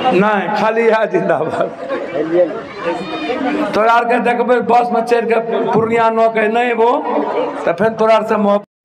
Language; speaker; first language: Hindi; non-native, local second language; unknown